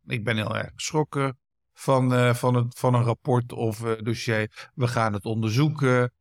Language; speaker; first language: Dutch; early bilingual, other home language; Kurdish